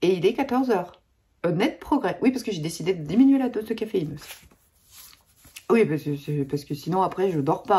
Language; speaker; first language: French; native; French